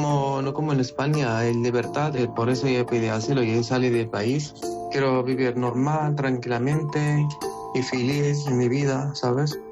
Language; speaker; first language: Spanish; non-native, learner; Arabic